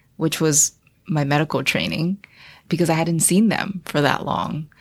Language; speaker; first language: English; early bilingual, other home language; Chinese